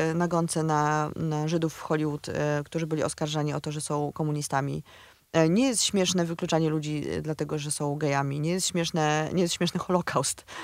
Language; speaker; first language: Polish; native; Polish